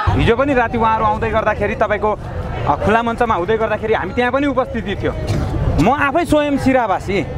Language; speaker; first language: Nepali; non-native, local second language; Maithili